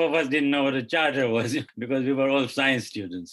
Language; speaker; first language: English; non-native, local second language; Kachhi